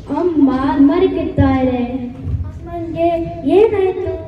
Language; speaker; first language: Kannada; early bilingual, heritage; Kannada